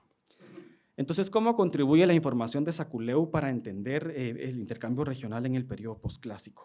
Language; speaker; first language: Spanish; native; Spanish